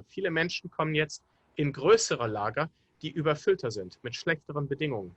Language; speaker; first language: German; native; German